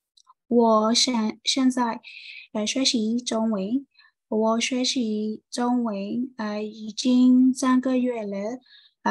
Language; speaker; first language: Chinese; non-native, learner; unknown